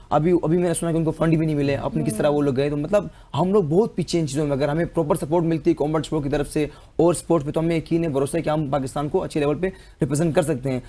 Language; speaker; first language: Urdu; non-native, local second language; Pashto